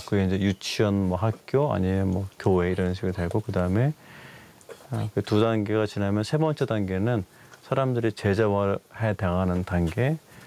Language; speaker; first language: Korean; native; Korean